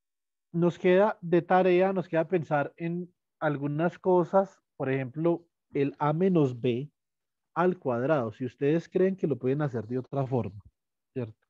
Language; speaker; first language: Spanish; native; Spanish